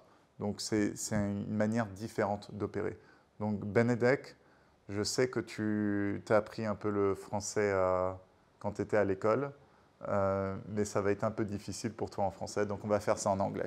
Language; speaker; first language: French; native; French